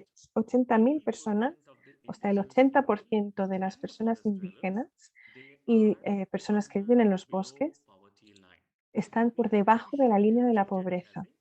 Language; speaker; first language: Spanish; non-native, fluent; French